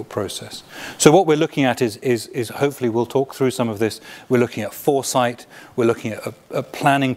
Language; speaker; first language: English; native; English